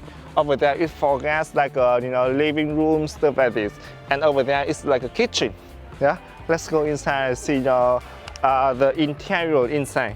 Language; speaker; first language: English; non-native, fluent; Vietnamese